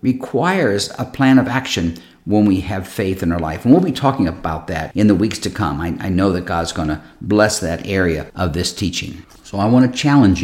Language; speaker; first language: English; native; English